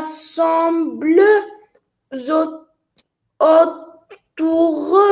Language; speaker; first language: French; non-native, learner; Arabic